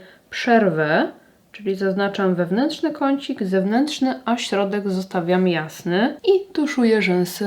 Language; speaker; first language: Polish; native; Polish